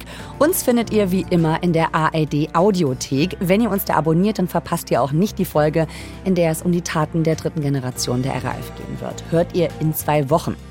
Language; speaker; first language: German; native; German